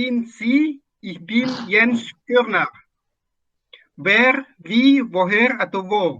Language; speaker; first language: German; non-native, fluent; Indonesian